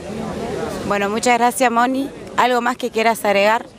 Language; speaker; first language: Spanish; native; Spanish